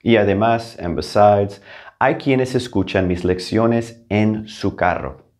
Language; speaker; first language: Spanish; non-native, fluent; English